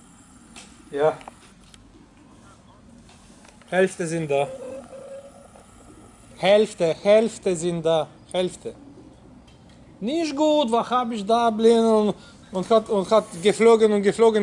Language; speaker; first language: German; non-native, learner; Polish